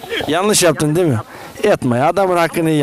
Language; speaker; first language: Turkish; native; Turkish